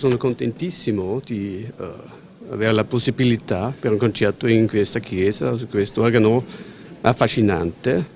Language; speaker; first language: Italian; non-native, fluent; German